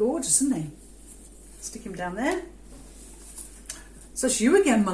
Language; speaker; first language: English; native; English